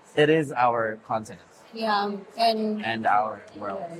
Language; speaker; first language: English; non-native, fluent; Amharic